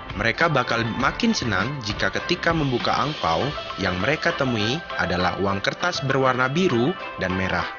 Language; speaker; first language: Indonesian; native; Indonesian